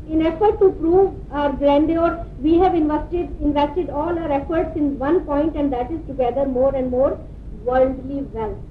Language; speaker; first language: English; non-native, local second language; Urdu